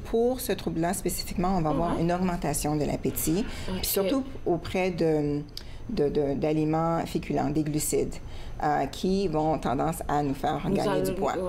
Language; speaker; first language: French; native; French